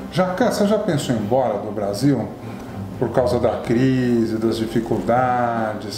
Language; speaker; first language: Portuguese; native; Portuguese